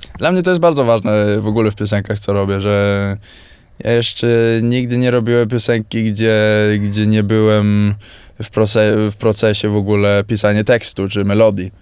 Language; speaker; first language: Polish; early bilingual, heritage; Polish